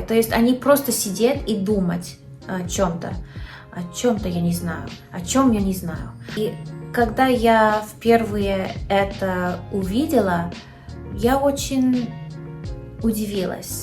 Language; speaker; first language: Russian; non-native, learner; English